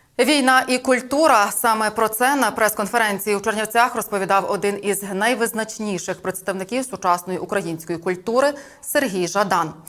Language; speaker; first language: Ukrainian; native; Ukrainian